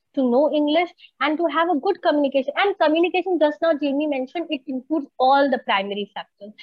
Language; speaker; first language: English; non-native, local second language; Hindi